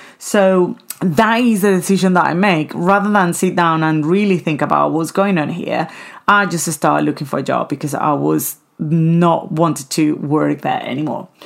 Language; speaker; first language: English; non-native, fluent; Spanish